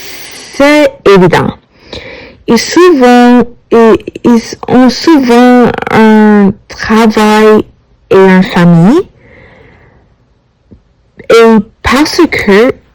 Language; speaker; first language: French; non-native, learner; English